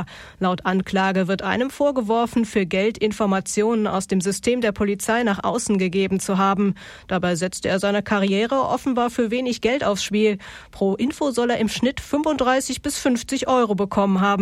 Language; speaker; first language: German; native; German